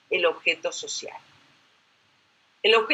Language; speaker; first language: Spanish; native; Spanish